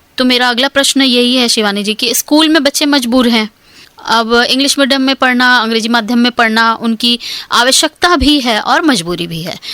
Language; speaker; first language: Hindi; native; Hindi